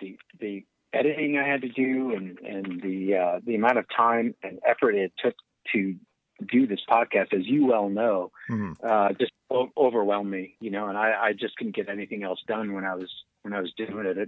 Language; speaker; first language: English; native; English